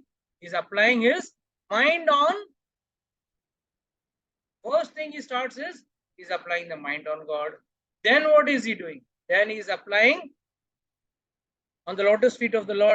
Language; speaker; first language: English; non-native, local second language; Hindi